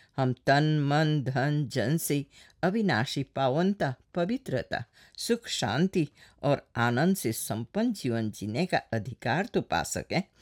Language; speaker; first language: Hindi; non-native, local second language; Morisyen